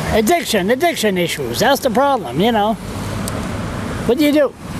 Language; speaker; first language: English; non-native, local second language; French